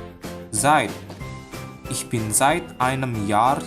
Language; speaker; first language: German; non-native, fluent; Indonesian